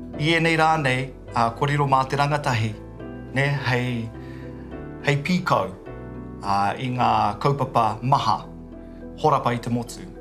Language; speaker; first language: Māori; non-native, local second language; English